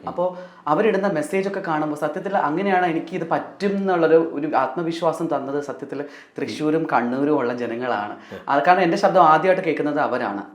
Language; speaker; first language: Malayalam; native; Malayalam